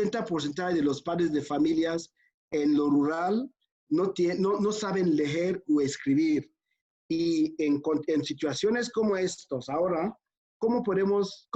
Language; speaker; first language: Spanish; non-native, fluent; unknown